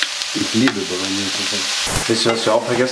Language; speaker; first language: German; native; German